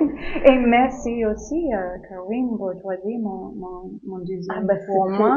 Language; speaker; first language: French; non-native, learner; English